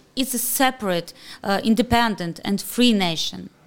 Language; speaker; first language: English; non-native, fluent; Ukrainian